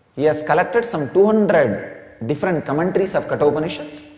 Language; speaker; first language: English; non-native, local second language; Tamil